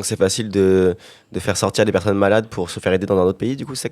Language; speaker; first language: French; native; French